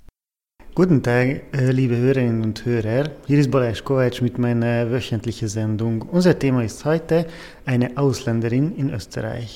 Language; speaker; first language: German; non-native, fluent; Hungarian